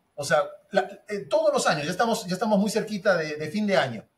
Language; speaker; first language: Spanish; native; Spanish